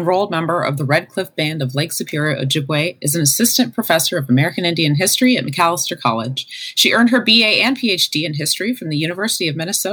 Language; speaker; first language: English; native; English